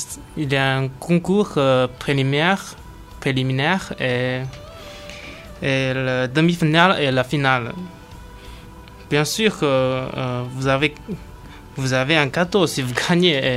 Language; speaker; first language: French; non-native, learner; Chinese